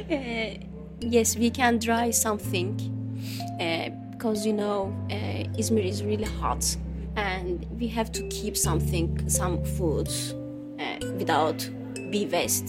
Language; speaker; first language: English; non-native, learner; Turkish